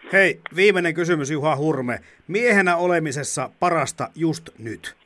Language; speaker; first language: Finnish; native; Finnish